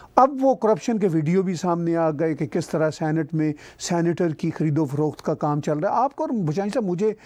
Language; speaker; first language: Urdu; non-native, local second language; Punjabi